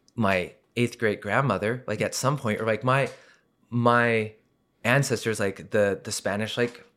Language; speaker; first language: English; native; English